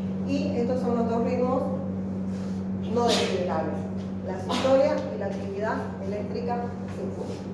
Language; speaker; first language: Spanish; native; Spanish